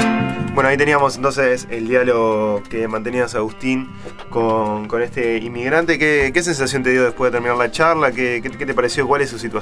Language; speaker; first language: Spanish; native; Spanish